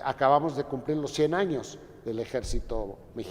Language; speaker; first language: Spanish; native; Spanish